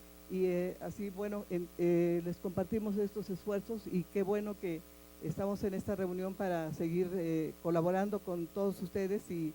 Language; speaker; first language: Spanish; native; Spanish